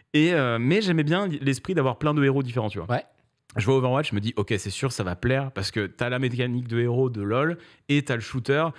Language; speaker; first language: French; native; French